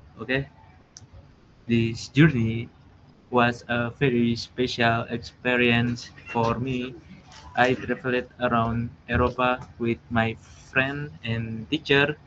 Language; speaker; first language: English; non-native, learner; Indonesian